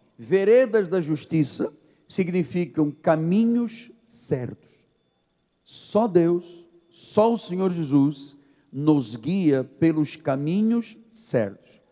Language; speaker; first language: Portuguese; native; Portuguese